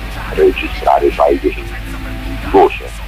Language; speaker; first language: Italian; native; Italian